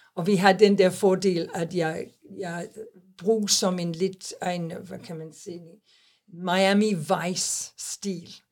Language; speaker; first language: Danish; non-native, fluent; English